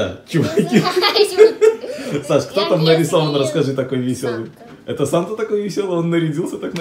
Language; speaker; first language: Russian; native; Russian